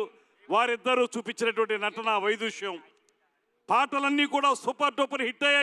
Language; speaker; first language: Telugu; native; Telugu